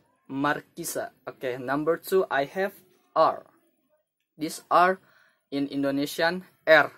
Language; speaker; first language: English; non-native, learner; Indonesian